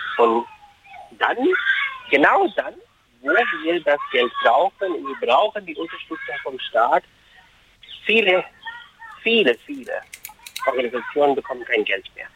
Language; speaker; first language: German; non-native, fluent; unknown